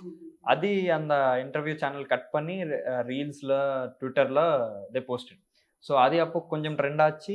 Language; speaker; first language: Tamil; non-native, learner; Telugu